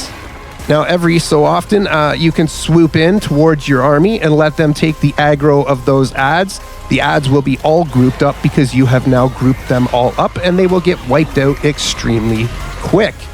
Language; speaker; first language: English; native; English